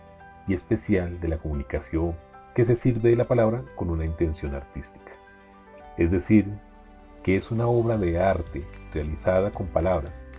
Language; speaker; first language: Spanish; native; Spanish